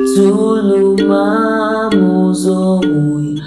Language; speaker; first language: Portuguese; non-native, fluent; Zulu